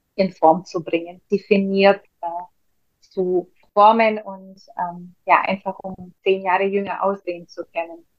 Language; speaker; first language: German; non-native, fluent; Russian